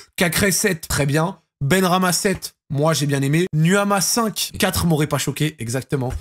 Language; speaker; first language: French; native; French